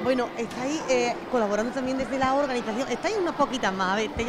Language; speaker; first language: Spanish; native; Spanish